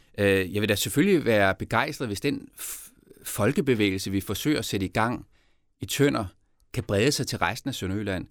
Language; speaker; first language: Danish; native; Danish